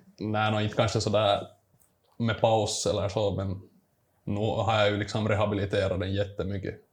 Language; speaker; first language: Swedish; native; Swedish